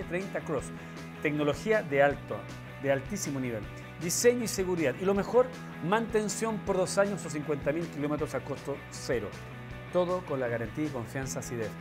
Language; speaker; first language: Spanish; native; Spanish